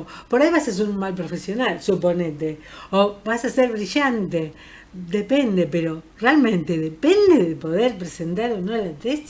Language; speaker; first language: Spanish; native; Spanish